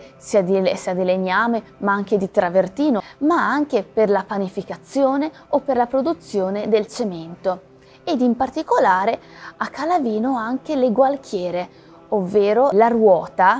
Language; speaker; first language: Italian; native; Italian